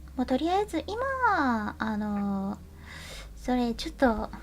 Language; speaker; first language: Japanese; non-native, learner; Chinese